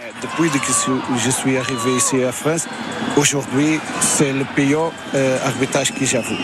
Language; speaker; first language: French; non-native, learner; Portuguese